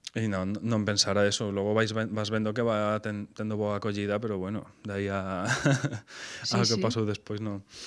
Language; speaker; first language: Galician; non-native, local second language; Spanish